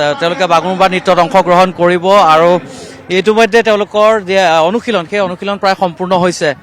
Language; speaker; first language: Assamese; native; Assamese